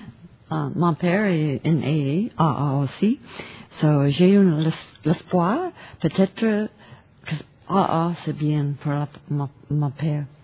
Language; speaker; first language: French; non-native, learner; English